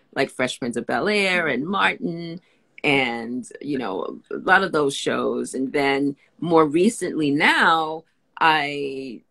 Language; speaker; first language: English; native; English